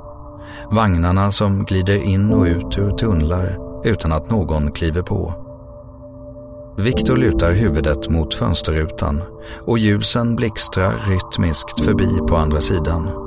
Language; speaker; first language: Swedish; native; Swedish